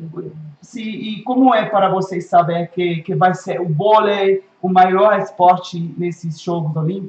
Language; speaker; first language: Portuguese; non-native, fluent; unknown